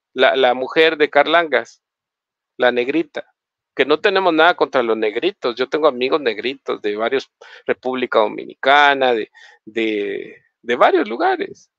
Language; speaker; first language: Spanish; native; Spanish